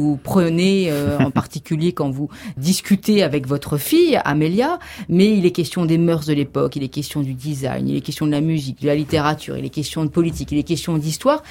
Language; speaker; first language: French; native; French